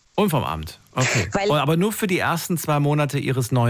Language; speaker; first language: German; native; German